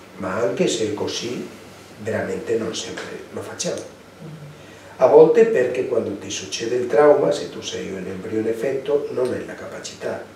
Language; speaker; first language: Italian; non-native, fluent; Spanish